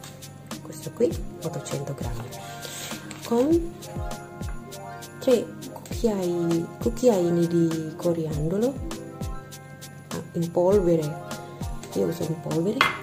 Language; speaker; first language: Italian; non-native, learner; Indonesian